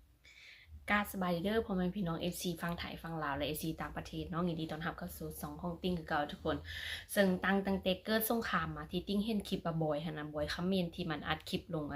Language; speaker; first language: Thai; non-native, local second language; Lao